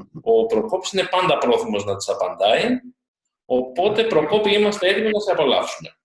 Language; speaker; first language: Greek; native; Greek